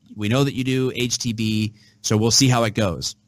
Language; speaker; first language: English; native; English